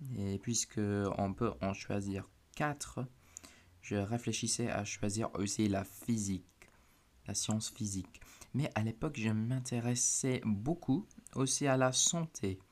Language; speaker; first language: French; non-native, fluent; English